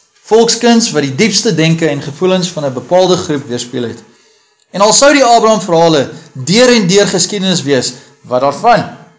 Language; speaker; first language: Afrikaans; early bilingual, heritage; Afrikaans